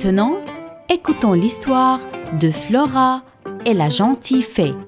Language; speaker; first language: French; non-native, fluent; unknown